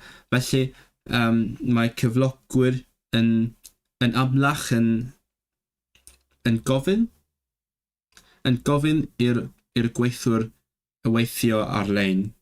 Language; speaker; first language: Welsh; non-native, learner; Cantonese